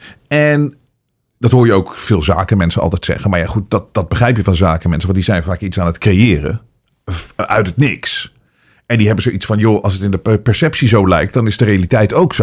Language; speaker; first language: Dutch; native; Dutch